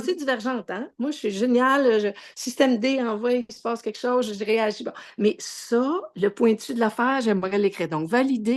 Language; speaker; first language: French; native; French